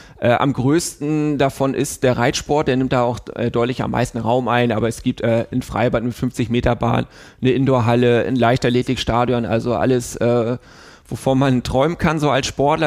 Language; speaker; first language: German; native; German